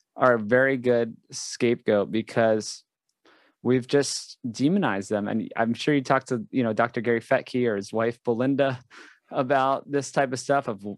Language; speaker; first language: English; native; English